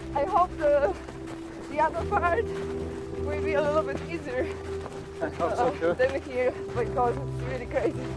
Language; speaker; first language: English; non-native, fluent; Bulgarian